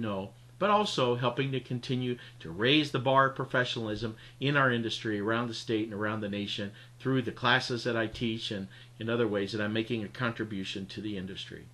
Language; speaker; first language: English; native; English